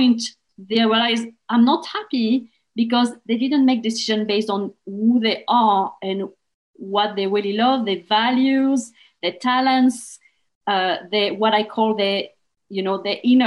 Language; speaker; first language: English; non-native, fluent; French